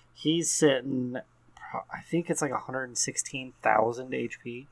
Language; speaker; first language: English; native; English